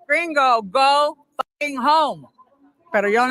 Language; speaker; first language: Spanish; non-native, learner; English